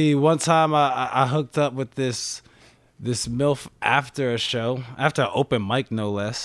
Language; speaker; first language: English; native; English